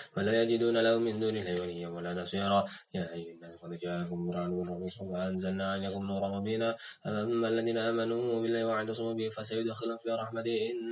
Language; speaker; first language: Arabic; non-native, learner; Indonesian